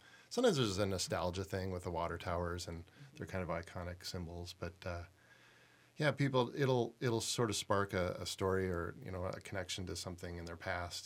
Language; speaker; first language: English; native; English